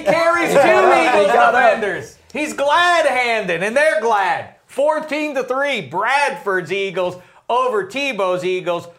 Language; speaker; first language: English; native; English